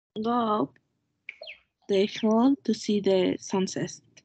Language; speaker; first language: English; non-native, learner; Spanish